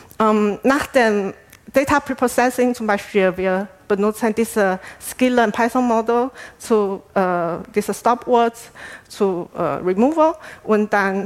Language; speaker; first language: German; non-native, fluent; Chinese